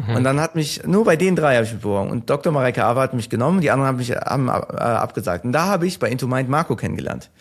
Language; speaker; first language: German; early bilingual, other home language; Turkish